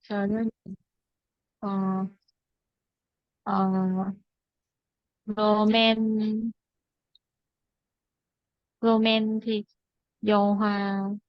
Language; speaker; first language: Korean; non-native, learner; Vietnamese